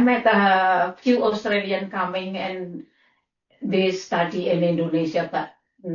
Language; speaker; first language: English; non-native, learner; Indonesian